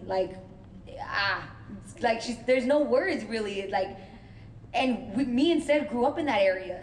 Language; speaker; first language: English; early bilingual, other home language; Urdu